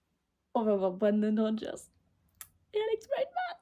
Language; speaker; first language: French; native; French